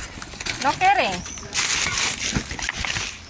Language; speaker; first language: Spanish; non-native, learner; Filipino